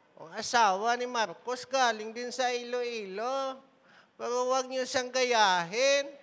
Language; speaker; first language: Filipino; non-native, local second language; Hiligaynon